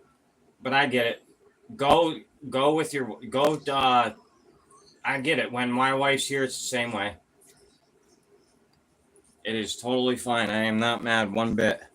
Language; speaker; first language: English; native; English